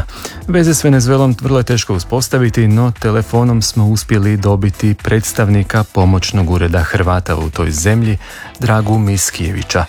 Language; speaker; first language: Serbian; native; Serbian